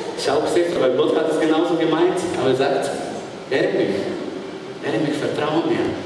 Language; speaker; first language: German; non-native, fluent; Bulgarian